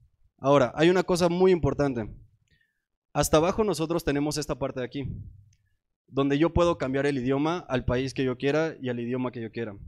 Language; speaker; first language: Spanish; native; Spanish